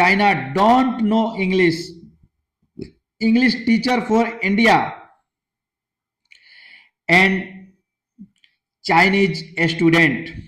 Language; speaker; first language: English; non-native, local second language; Hindi